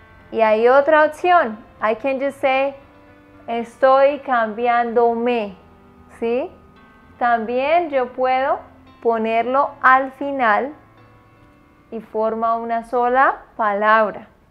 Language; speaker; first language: Spanish; native; Spanish